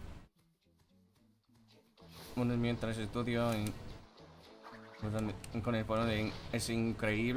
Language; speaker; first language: Spanish; non-native, fluent; English